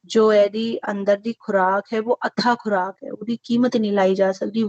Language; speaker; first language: Hindi; non-native, local second language; Punjabi